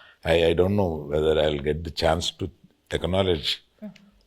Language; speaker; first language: Telugu; native; Telugu